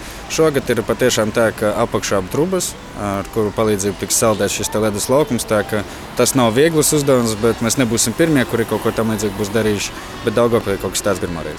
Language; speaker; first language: Latvian; non-native, local second language; Russian